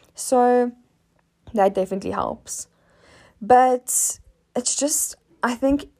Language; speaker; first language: English; native; English